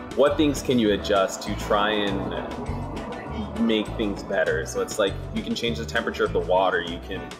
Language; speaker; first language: English; native; English